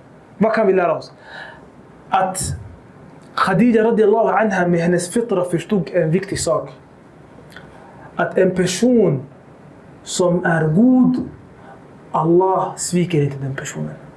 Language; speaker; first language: Swedish; early bilingual, other home language; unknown